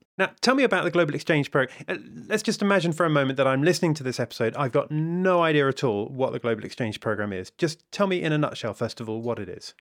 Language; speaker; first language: English; native; English